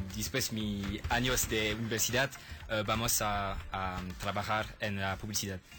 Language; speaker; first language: Spanish; non-native, learner; French